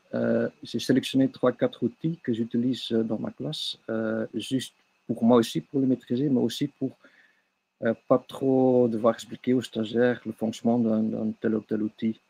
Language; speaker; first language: French; non-native, local second language; Dutch